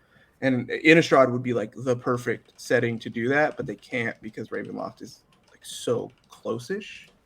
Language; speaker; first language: English; native; English